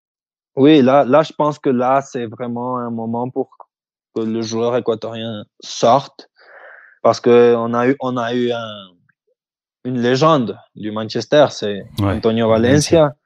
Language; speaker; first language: French; early bilingual, heritage; French